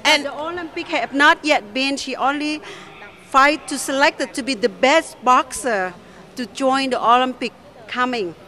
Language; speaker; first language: English; non-native, learner; Vietnamese